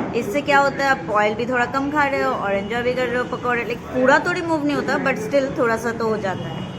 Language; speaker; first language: Hindi; non-native, local second language; Bangla